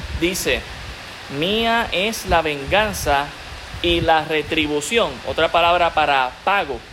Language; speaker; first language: Spanish; native; Spanish